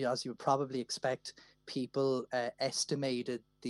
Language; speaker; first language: English; native; English